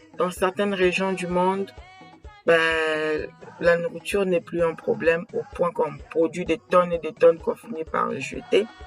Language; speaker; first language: French; non-native, local second language; Kongo